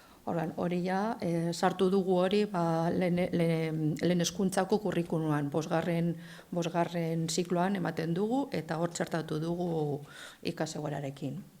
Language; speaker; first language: Basque; non-native, local second language; Spanish